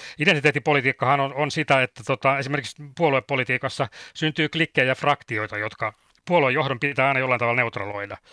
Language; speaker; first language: Finnish; native; Finnish